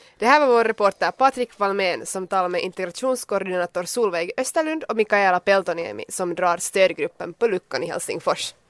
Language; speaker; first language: Swedish; native; Swedish